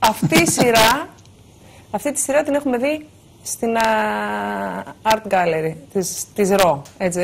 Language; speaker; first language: Greek; native; Greek